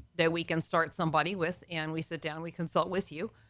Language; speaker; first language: English; native; English